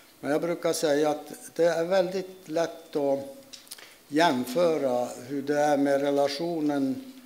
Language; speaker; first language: Swedish; non-native, local second language; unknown